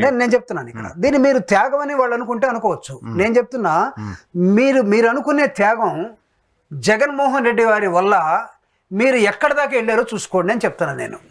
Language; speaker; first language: Telugu; native; Telugu